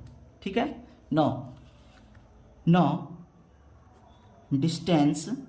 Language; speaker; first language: Hindi; native; Hindi